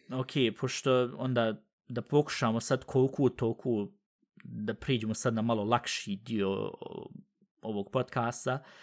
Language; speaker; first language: Bosnian; early bilingual, heritage; Bosnian